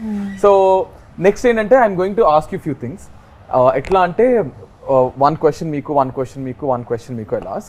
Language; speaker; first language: Telugu; native; Telugu